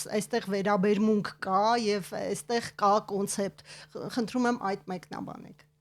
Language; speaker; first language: Armenian; native; Armenian